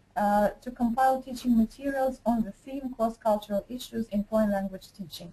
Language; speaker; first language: English; non-native, fluent; Ukrainian